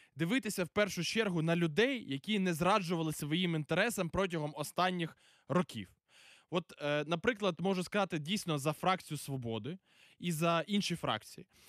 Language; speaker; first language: Ukrainian; native; Ukrainian